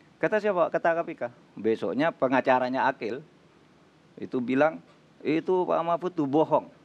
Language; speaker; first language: Indonesian; non-native, local second language; Madurese